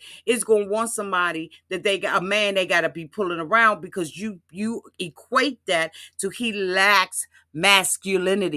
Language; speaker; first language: English; native; English